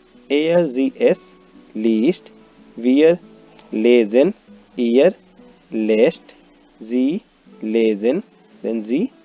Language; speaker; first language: German; non-native, fluent; Hindi